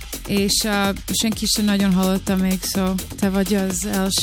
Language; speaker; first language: Hungarian; early bilingual, heritage; Hungarian